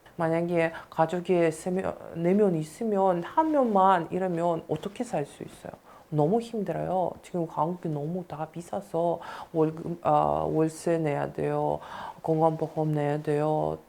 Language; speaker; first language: Korean; early bilingual, other home language; Russian